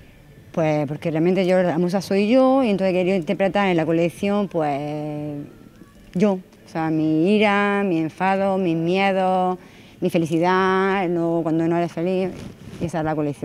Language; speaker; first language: Spanish; native; Spanish